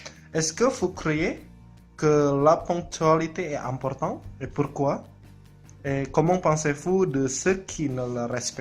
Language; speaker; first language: French; non-native, learner; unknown